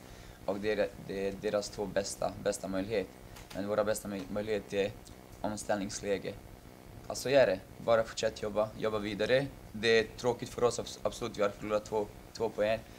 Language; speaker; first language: Swedish; non-native, fluent; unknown